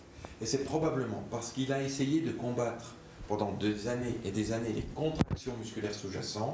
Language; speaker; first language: French; native; French